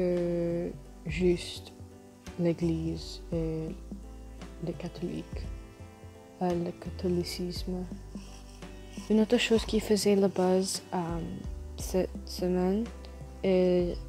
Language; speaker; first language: French; non-native, learner; English